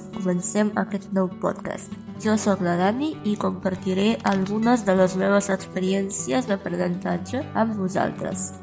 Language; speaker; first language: Catalan; non-native, learner; Romanian